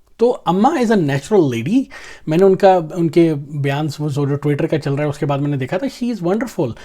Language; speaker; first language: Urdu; non-native, local second language; Punjabi